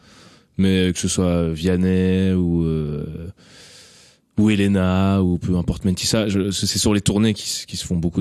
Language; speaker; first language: French; native; French